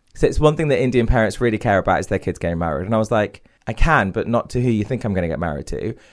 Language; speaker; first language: English; native; English